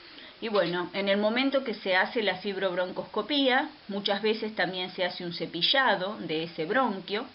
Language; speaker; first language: Spanish; native; Spanish